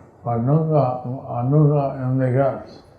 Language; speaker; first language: Spanish; non-native, learner; English